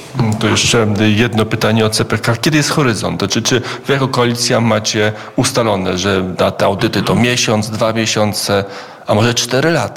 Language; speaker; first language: Polish; native; Polish